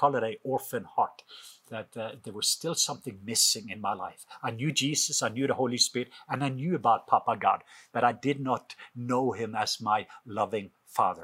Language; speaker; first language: English; non-native, fluent; Norwegian